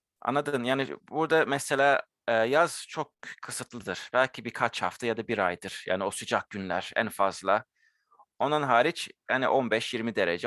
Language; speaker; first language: Turkish; early bilingual, heritage; Turkish